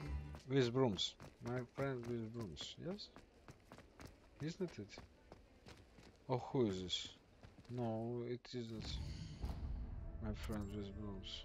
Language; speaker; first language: English; non-native, learner; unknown